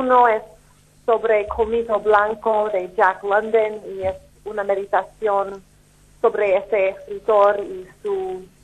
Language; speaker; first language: Spanish; non-native, fluent; English